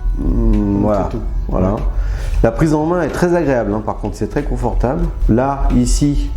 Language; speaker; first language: French; native; French